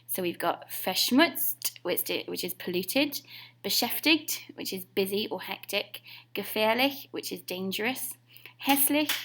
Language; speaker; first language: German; non-native, fluent; English